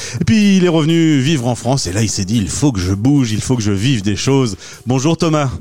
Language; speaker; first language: French; native; French